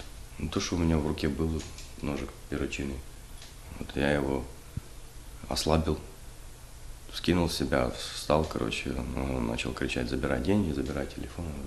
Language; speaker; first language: Russian; native; Russian